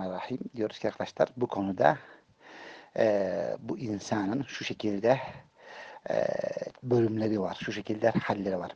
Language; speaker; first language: Turkish; native; Turkish